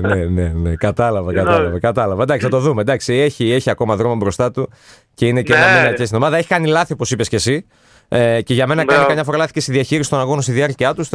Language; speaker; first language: Greek; native; Greek